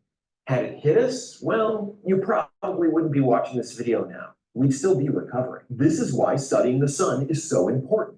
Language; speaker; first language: English; native; English